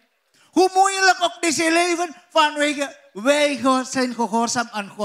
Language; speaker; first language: Dutch; non-native, learner; Indonesian